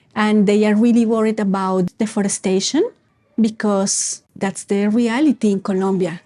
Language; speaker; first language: English; non-native, fluent; Spanish